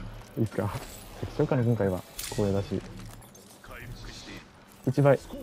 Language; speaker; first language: Japanese; native; Japanese